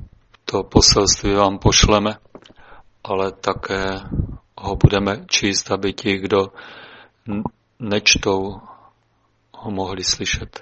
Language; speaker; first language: Czech; native; Czech